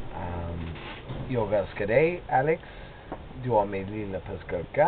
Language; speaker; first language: Swedish; non-native, learner; English